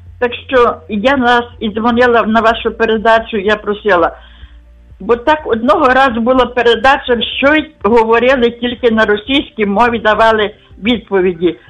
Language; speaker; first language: Ukrainian; native; Ukrainian